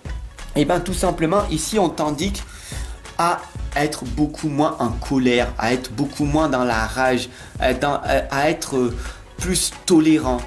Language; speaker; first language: French; native; French